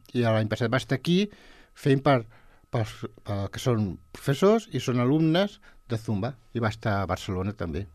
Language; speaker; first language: Catalan; non-native, local second language; Spanish